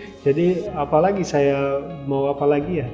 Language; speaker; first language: Indonesian; non-native, fluent; Turkmen